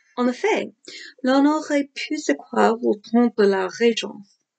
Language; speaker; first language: French; non-native, fluent; English